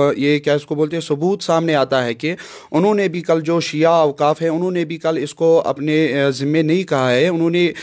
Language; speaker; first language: Hindi; non-native, local second language; Kashmiri